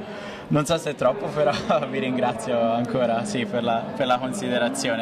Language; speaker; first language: Italian; native; Italian